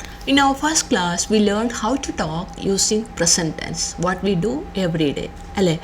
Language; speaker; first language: English; non-native, local second language; Malayalam